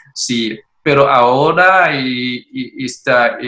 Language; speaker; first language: Spanish; non-native, learner; Chinese